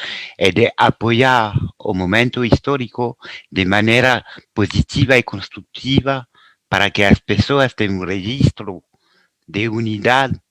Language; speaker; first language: Spanish; non-native, learner; Portuguese